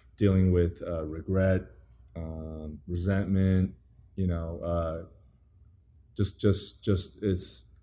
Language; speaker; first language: English; early bilingual, other home language; Chinese